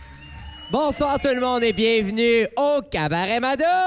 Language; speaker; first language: French; native; French